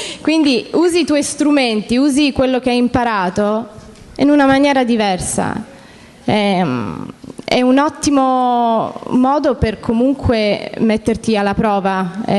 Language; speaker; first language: Italian; early bilingual, other home language; Spanish